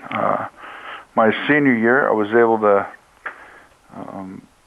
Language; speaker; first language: English; native; English